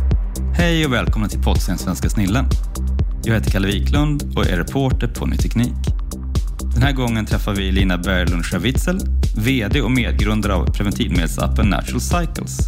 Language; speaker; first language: Swedish; native; Swedish